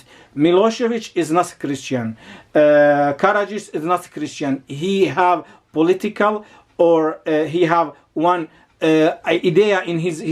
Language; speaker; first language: English; non-native, learner; Arabic